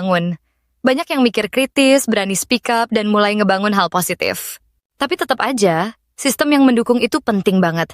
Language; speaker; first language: Indonesian; native; Indonesian